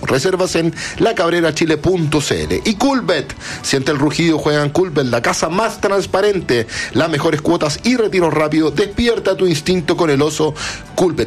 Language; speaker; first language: Spanish; native; Spanish